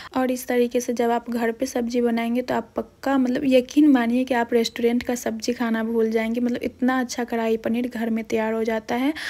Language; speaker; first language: Hindi; native; Hindi